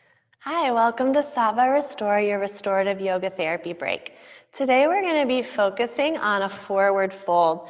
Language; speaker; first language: English; native; English